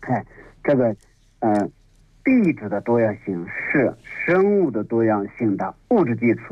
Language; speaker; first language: Chinese; native; Chinese